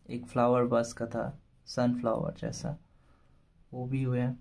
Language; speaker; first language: Hindi; non-native, local second language; Bangla